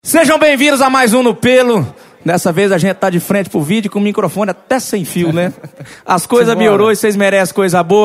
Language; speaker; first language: Portuguese; native; Portuguese